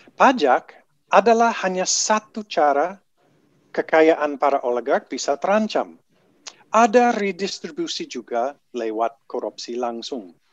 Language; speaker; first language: Indonesian; non-native, fluent; English